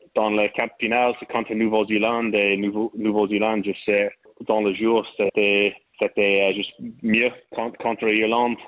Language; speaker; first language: French; non-native, learner; English